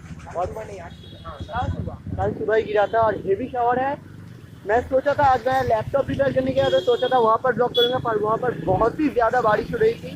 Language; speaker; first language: Hindi; non-native, local second language; Bangla